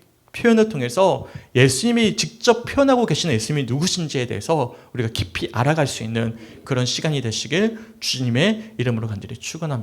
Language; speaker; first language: Korean; native; Korean